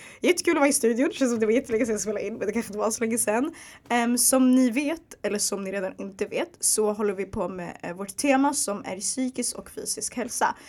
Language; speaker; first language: Swedish; early bilingual, other home language; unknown